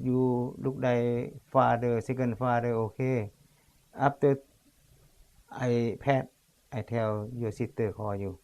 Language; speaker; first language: English; non-native, learner; Lao